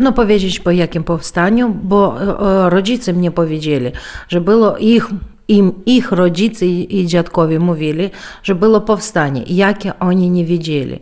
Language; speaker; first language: Polish; early bilingual, heritage; Polish